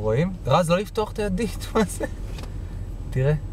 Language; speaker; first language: Hebrew; native; Hebrew